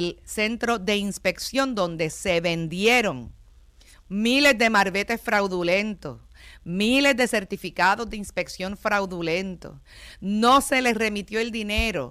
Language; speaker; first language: Spanish; native; Spanish